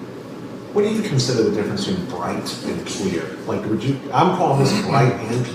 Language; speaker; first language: English; native; English